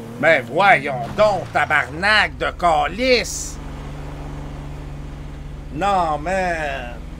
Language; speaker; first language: French; native; French